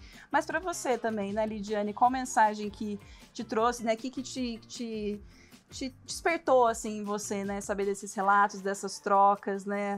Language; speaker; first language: Portuguese; native; Portuguese